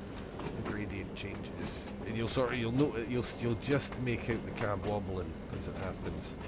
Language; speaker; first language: English; native; English